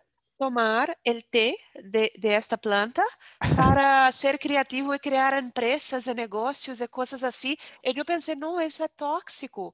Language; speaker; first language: Spanish; non-native, fluent; Portuguese